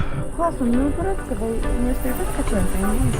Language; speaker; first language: Russian; native; Russian